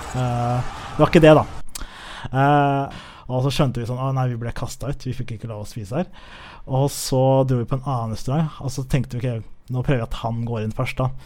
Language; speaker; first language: Norwegian; early bilingual, other home language; Somali